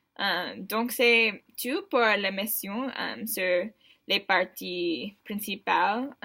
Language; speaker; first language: French; non-native, learner; English